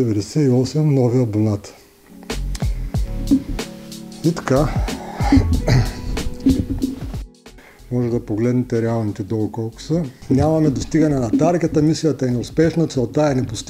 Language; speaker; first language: Bulgarian; native; Bulgarian